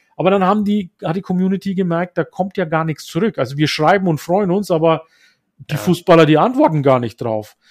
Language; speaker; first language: German; early bilingual, other home language; Turkish